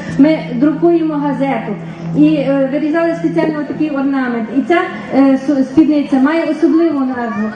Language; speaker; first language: Ukrainian; native; Ukrainian